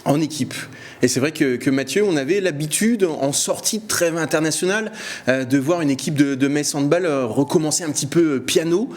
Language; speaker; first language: French; native; French